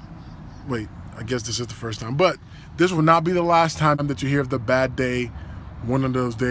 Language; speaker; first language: English; native; English